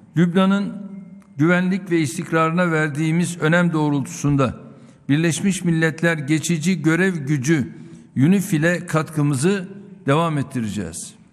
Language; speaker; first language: Turkish; native; Turkish